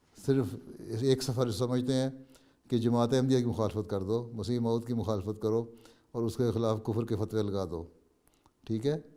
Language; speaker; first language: Urdu; native; Urdu